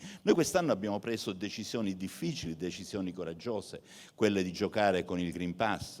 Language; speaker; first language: Italian; native; Italian